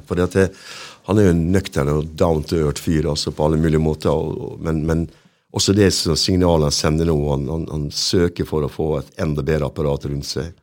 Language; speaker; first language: Norwegian; native; Norwegian